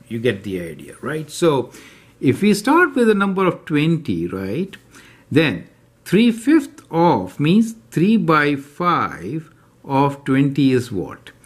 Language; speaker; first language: English; non-native, local second language; Hindi